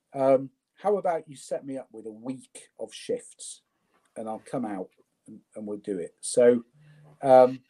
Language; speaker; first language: English; native; English